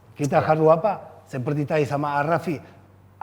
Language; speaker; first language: Indonesian; non-native, fluent; Spanish